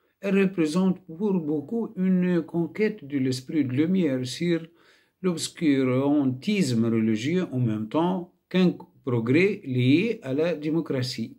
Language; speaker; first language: French; non-native, local second language; Arabic